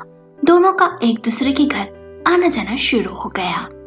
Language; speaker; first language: Hindi; native; Hindi